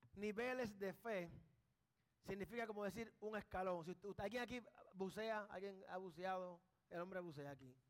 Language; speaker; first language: Spanish; early bilingual, heritage; Spanish